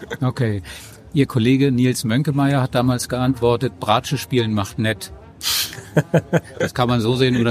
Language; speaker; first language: German; native; German